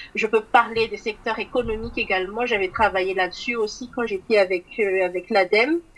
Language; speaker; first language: French; non-native, local second language; Malagasy